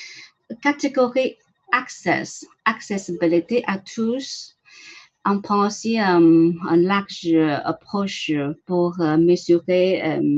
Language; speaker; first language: French; non-native, learner; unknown